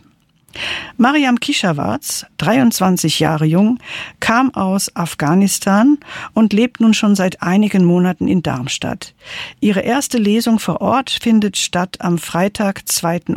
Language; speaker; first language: German; native; German